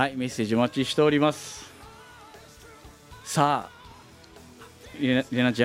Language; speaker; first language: Japanese; native; Japanese